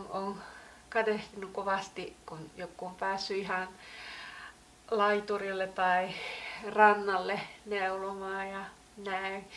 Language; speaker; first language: Finnish; native; Finnish